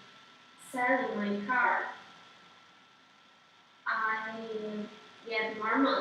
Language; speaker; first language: English; non-native, learner; Portuguese